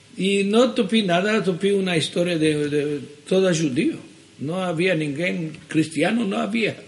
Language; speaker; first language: Spanish; early bilingual, heritage; Spanish